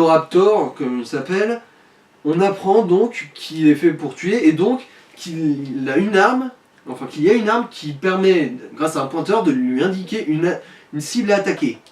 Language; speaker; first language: French; native; French